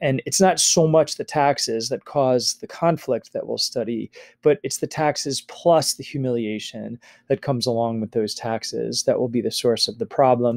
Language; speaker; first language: English; native; English